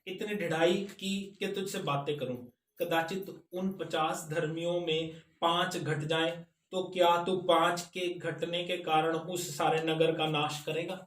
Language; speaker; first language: Hindi; non-native, local second language; Punjabi